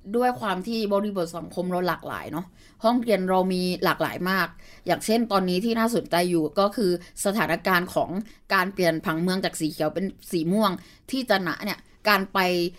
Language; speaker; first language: Thai; early bilingual, other home language; Burmese